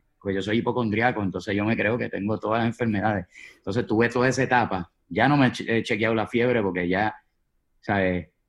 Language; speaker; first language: Spanish; native; Spanish